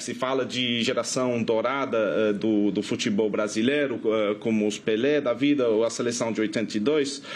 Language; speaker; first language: Portuguese; non-native, fluent; English